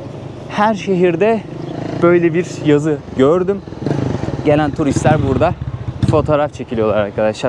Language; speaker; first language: Turkish; native; Turkish